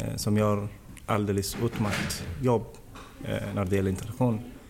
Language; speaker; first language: Swedish; non-native, fluent; Somali